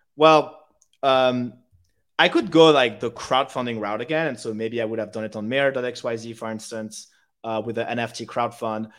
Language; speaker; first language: English; non-native, fluent; French